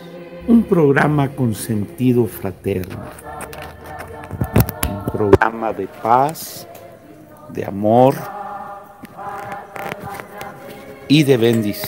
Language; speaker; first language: Spanish; native; Spanish